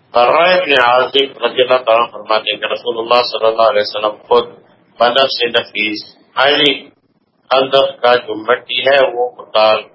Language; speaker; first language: Urdu; non-native, local second language; Pashto